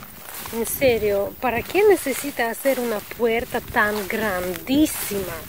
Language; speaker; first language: Spanish; non-native, fluent; Russian